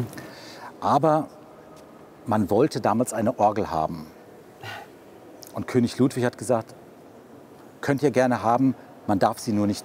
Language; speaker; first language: German; native; German